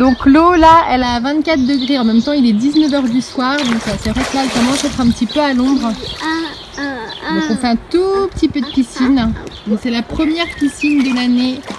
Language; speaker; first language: French; native; French